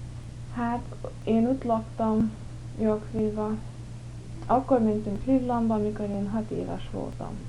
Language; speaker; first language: Hungarian; early bilingual, heritage; English